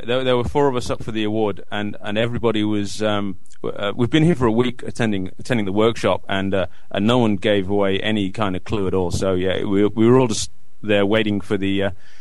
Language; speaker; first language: English; native; English